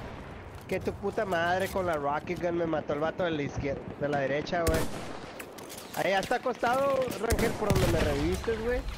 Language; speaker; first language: Spanish; native; Spanish